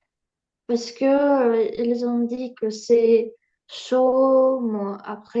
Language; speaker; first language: French; non-native, learner; Ukrainian